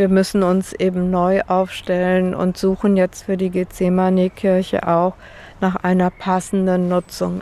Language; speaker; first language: German; native; German